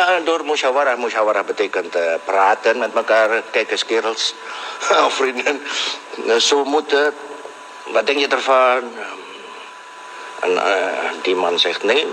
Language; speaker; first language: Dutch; non-native, local second language; Javanese